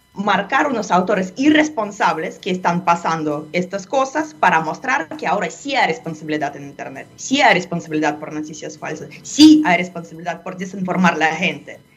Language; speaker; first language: Spanish; non-native, fluent; Russian